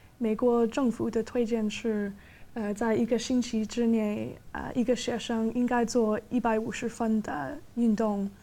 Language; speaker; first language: Chinese; non-native, fluent; English